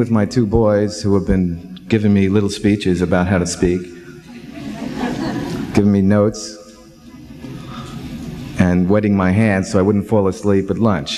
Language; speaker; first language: English; native; English